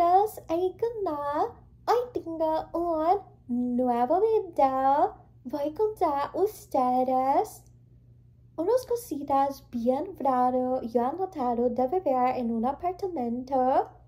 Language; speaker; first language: Spanish; early bilingual, heritage; English